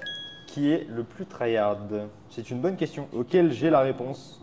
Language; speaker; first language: French; native; French